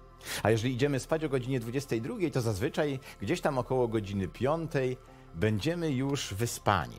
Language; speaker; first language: Polish; native; Polish